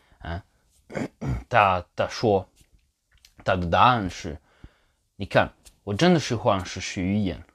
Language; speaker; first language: Chinese; non-native, fluent; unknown